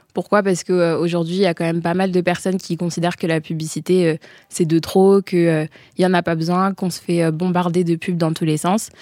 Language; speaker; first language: French; native; French